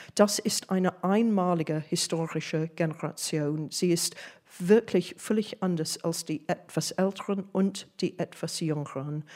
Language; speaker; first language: German; non-native, fluent; English